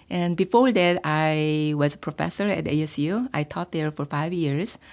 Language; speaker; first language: English; non-native, fluent; Korean